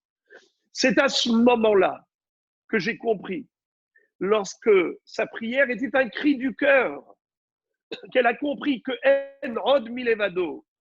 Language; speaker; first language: French; native; French